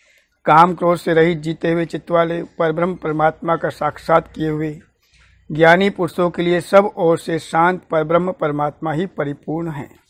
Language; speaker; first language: Hindi; native; Hindi